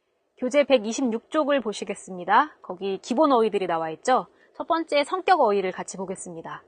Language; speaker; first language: Korean; native; Korean